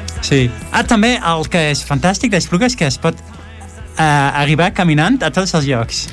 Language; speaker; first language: Catalan; non-native, fluent; Dutch